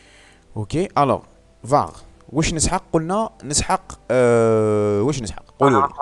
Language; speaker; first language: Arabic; native; Arabic